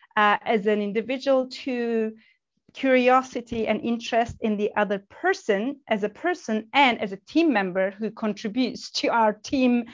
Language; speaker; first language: English; non-native, fluent; Turkish